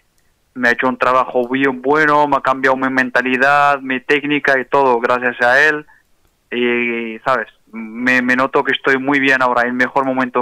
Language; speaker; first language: Spanish; non-native, fluent; Arabic